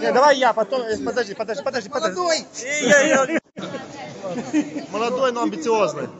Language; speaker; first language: Russian; non-native, fluent; Italian